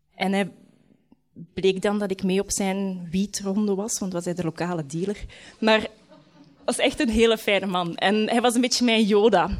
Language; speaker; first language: Dutch; native; Dutch